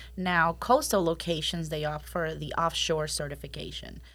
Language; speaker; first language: English; non-native, fluent; Spanish